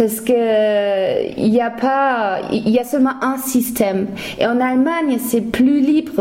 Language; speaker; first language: French; non-native, fluent; German